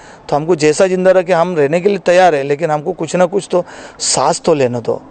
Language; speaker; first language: Hindi; native; Hindi